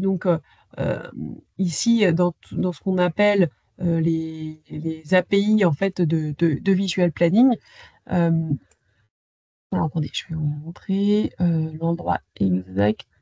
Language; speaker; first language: French; native; French